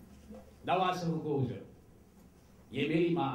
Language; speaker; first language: Dutch; non-native, local second language; Caribbean Hindustani